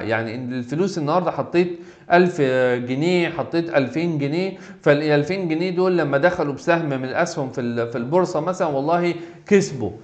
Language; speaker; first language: Arabic; native; Arabic